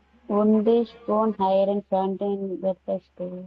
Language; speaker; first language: German; non-native, learner; Tamil